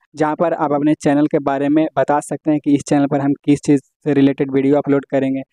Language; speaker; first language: Hindi; native; Hindi